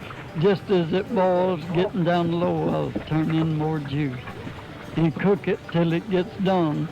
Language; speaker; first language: English; native; English